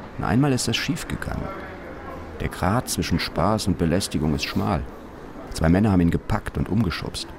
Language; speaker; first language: German; native; German